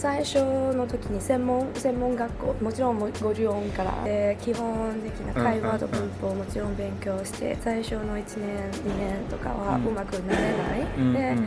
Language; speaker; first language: Japanese; non-native, learner; Chinese